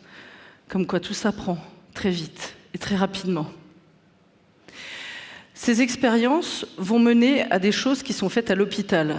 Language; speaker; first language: French; native; French